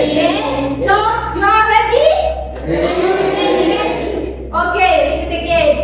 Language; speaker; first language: English; non-native, learner; Indonesian